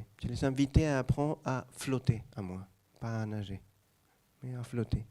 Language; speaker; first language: French; non-native, fluent; Spanish